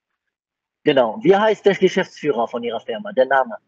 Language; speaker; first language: German; native; German